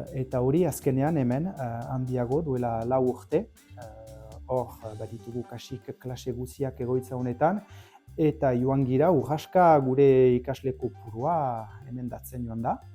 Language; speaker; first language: Basque; native; Basque